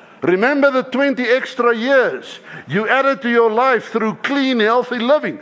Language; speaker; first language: English; non-native, local second language; Afrikaans